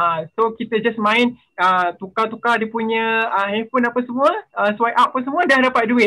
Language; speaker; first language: Malay; native; Malay